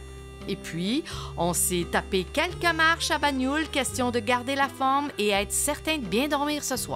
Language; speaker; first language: French; native; French